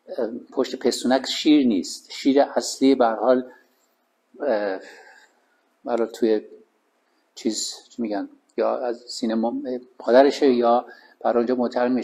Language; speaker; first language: Persian; native; Persian